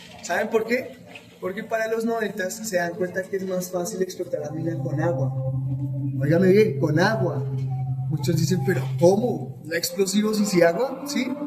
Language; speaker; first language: Spanish; native; Spanish